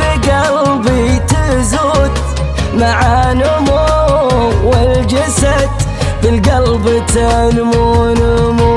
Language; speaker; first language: Arabic; native; Arabic